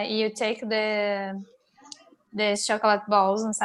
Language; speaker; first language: English; non-native, learner; Portuguese